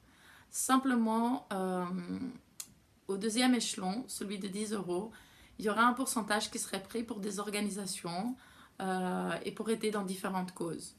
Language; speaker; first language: French; non-native, fluent; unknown